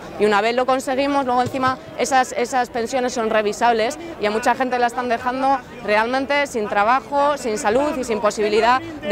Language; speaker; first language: Spanish; native; Spanish